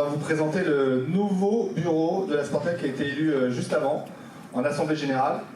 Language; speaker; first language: French; native; French